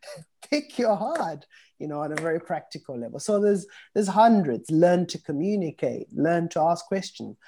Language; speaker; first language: English; early bilingual, other home language; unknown